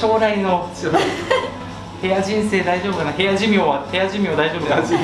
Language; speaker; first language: Japanese; native; Japanese